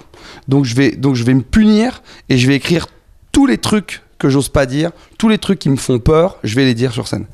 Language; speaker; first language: French; native; French